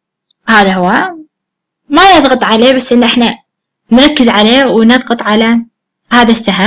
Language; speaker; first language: Arabic; native; Arabic